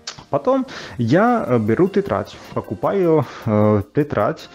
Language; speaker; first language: Russian; non-native, fluent; Italian